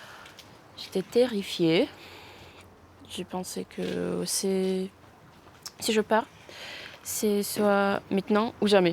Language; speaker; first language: French; non-native, fluent; Russian